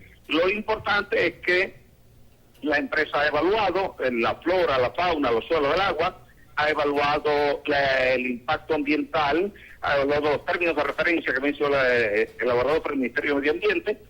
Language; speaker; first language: Spanish; native; Spanish